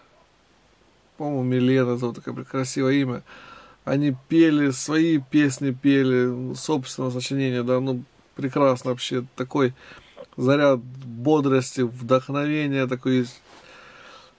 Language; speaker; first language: Russian; native; Russian